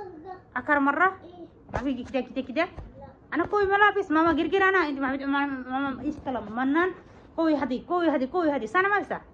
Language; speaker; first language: Arabic; non-native, learner; Bangla